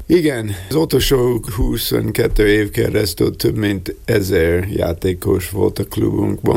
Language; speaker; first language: Hungarian; non-native, learner; English